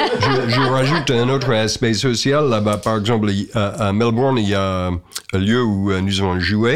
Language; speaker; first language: French; non-native, fluent; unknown